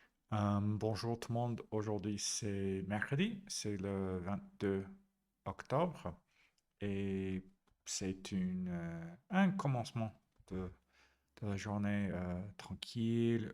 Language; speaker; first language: French; non-native, learner; English